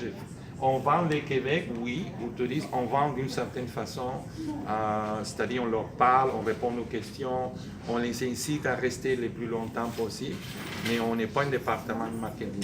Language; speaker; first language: French; native; French